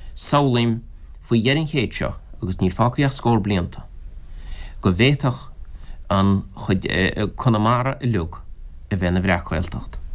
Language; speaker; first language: Irish; native; Irish